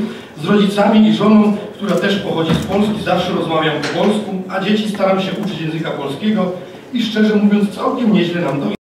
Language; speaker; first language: Polish; native; Polish